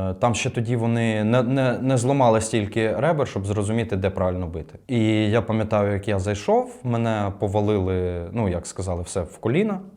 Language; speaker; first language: Ukrainian; non-native, local second language; Russian